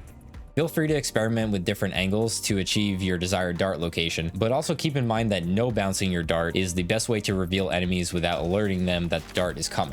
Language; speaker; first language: English; native; English